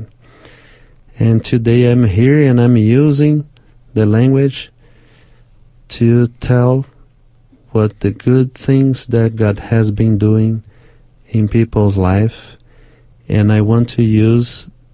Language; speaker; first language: English; non-native, fluent; Portuguese